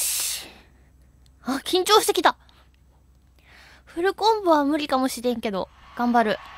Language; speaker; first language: Japanese; native; Japanese